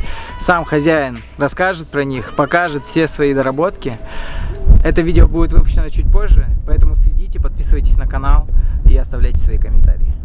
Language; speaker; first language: Russian; native; Russian